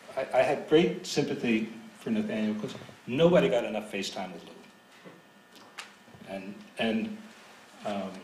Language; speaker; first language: English; native; English